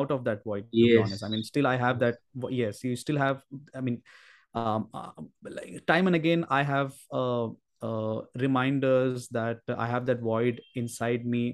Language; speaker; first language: English; non-native, local second language; Marathi